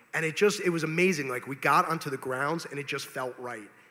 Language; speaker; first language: English; native; English